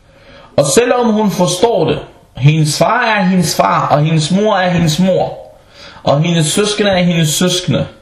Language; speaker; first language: Danish; non-native, local second language; Arabic